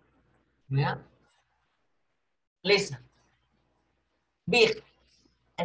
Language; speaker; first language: English; non-native, learner; Spanish